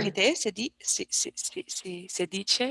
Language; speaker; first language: French; non-native, learner; Portuguese